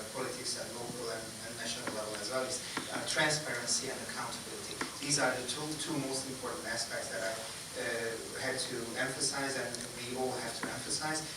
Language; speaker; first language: English; non-native, fluent; Hungarian